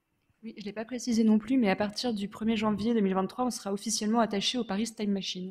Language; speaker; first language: French; native; French